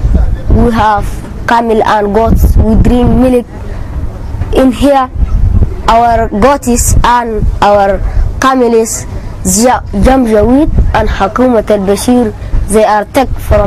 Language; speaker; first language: English; non-native, learner; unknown